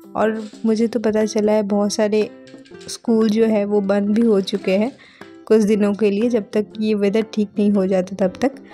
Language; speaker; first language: Hindi; non-native, local second language; Bangla